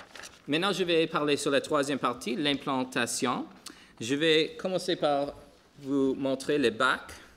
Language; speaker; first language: French; non-native, local second language; English